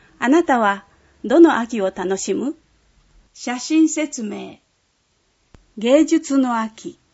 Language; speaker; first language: Japanese; native; Japanese